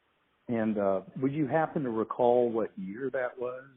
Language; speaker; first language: English; native; English